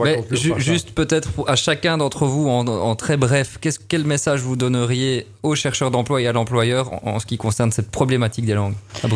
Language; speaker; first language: French; native; French